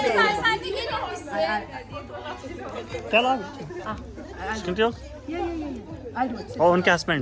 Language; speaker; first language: Turkish; non-native, fluent; Hindi